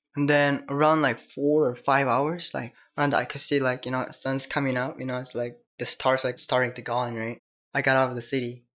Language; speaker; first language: English; non-native, learner; Korean